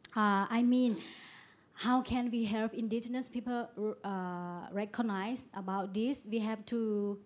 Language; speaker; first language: English; non-native, learner; Thai